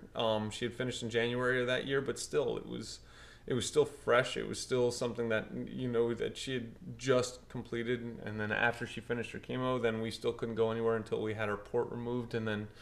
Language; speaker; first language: English; early bilingual, other home language; Portuguese